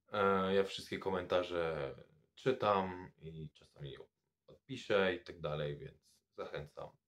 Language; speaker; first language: Polish; non-native, fluent; French